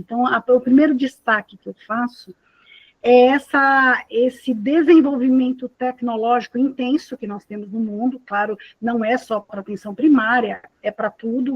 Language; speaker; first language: Portuguese; native; Portuguese